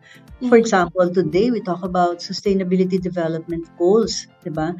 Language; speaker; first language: English; non-native, local second language; Filipino